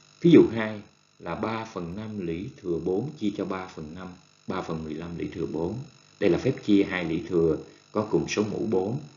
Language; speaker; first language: Vietnamese; native; Vietnamese